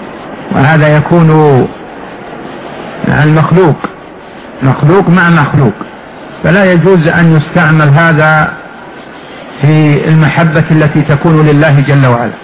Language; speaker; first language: Arabic; native; Arabic